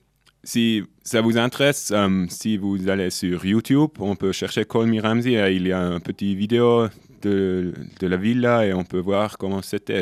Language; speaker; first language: French; non-native, local second language; German